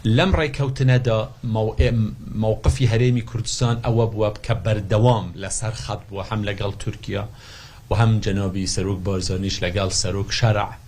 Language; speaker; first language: Central Kurdish; non-native, local second language; Kurdish